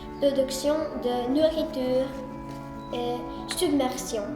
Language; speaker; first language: French; non-native, learner; Slovenian